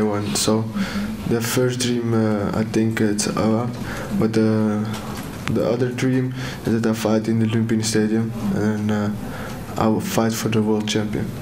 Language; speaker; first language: English; non-native, learner; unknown